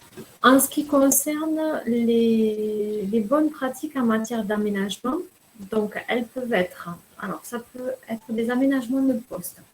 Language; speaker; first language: French; native; French